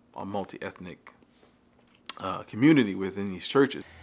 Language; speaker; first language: English; native; English